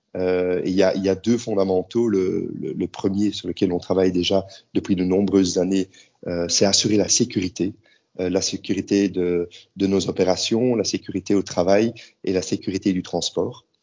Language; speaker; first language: French; native; French